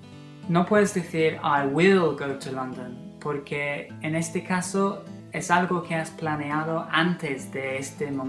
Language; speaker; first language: Spanish; non-native, fluent; English